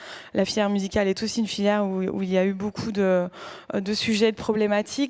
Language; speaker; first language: French; native; French